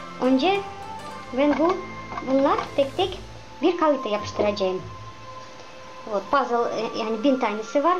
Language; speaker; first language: Turkish; non-native, learner; Russian